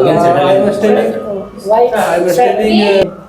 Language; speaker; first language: English; non-native, learner; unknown